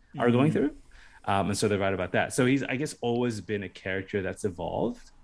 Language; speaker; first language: English; native; English